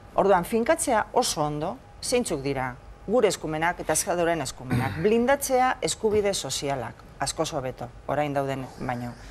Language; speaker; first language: Basque; non-native, local second language; Spanish